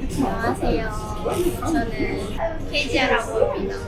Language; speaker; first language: Korean; non-native, fluent; Indonesian